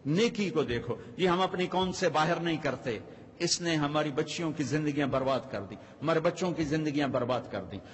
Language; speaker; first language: Urdu; non-native, local second language; Punjabi